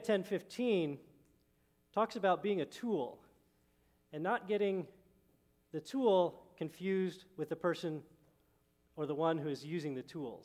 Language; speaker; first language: English; native; English